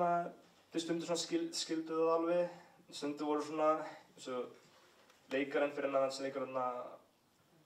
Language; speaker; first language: Icelandic; early bilingual, heritage; English